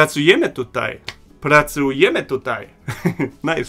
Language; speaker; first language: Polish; non-native, learner; German